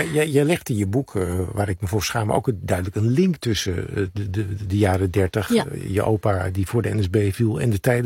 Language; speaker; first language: Dutch; native; Dutch